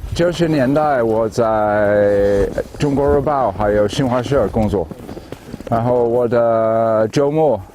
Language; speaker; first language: Chinese; non-native, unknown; English